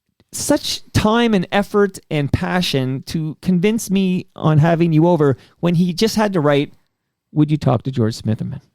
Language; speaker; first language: English; native; English